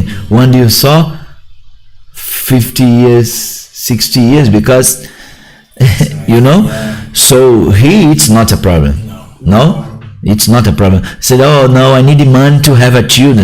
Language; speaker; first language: English; non-native, learner; Portuguese